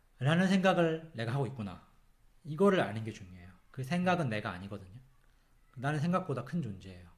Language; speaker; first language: Korean; native; Korean